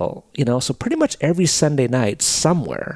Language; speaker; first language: English; native; English